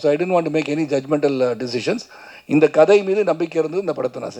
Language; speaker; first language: Tamil; native; Tamil